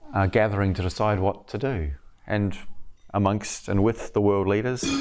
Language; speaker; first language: English; native; English